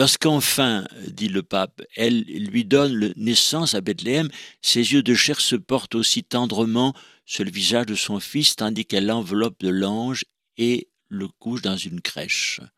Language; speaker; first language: French; native; French